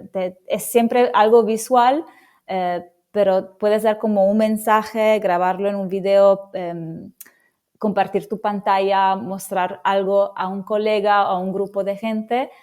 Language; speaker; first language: Spanish; non-native, fluent; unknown